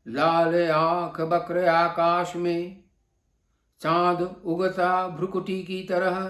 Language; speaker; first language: Hindi; non-native, local second language; Bangla